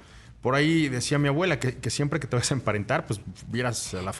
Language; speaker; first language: Spanish; native; Spanish